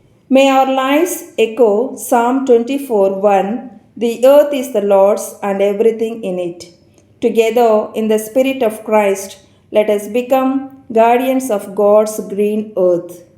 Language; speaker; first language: English; non-native, local second language; Telugu